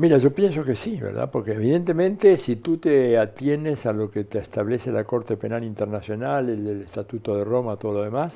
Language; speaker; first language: Spanish; native; Spanish